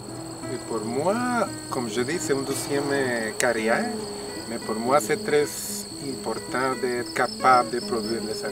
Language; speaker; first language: French; non-native, fluent; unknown